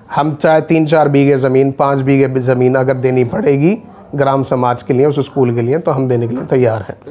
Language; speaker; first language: Hindi; native; Hindi